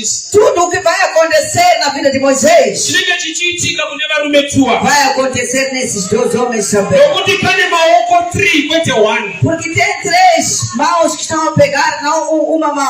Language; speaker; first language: Portuguese; non-native, local second language; Shona